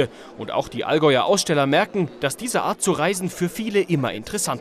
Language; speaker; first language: German; native; German